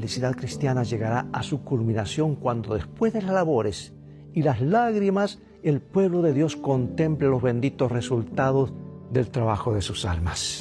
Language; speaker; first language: Spanish; native; Spanish